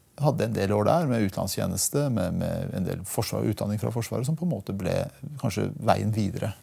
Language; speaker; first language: Norwegian; early bilingual, other home language; Persian